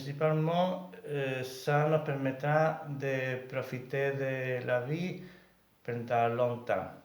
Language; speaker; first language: French; non-native, learner; Spanish